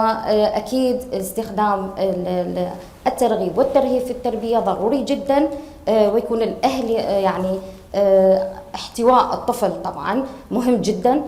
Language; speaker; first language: Arabic; native; Arabic